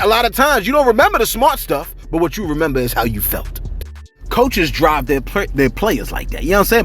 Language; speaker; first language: English; native; English